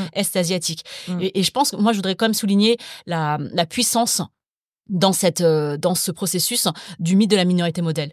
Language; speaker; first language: French; early bilingual, other home language; Min Nan Chinese